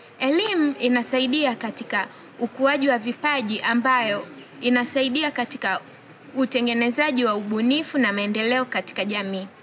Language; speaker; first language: Swahili; native; Swahili